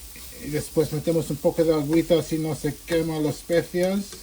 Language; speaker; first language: Spanish; non-native, fluent; Bangla